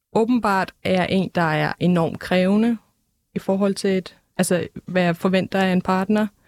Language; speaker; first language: Danish; early bilingual, other home language; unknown